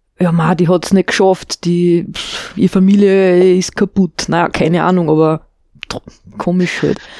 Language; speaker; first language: German; native; German